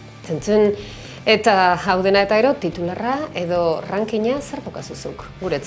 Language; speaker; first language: Basque; native; Basque